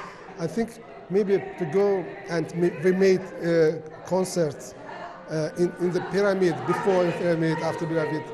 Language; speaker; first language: English; non-native, learner; Azerbaijani